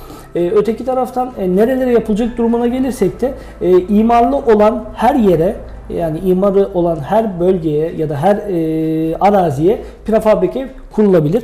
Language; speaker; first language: Turkish; native; Turkish